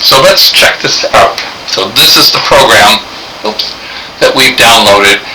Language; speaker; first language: English; native; English